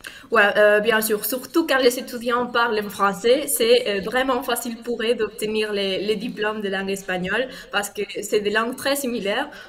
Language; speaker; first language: French; non-native, fluent; Spanish